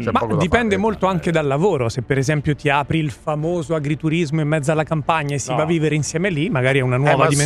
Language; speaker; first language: Italian; native; Italian